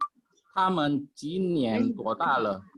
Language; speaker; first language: Chinese; non-native, learner; Indonesian